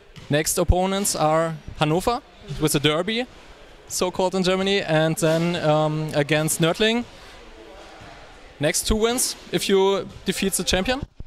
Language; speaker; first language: English; non-native, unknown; German